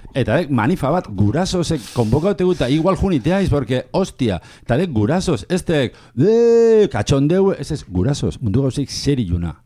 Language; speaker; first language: Basque; native; Basque